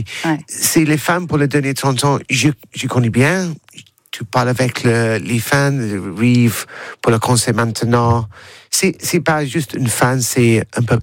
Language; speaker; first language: French; non-native, learner; English